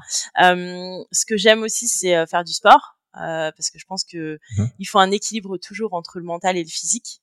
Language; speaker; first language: French; native; French